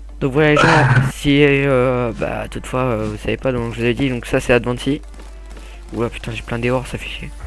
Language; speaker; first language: French; native; French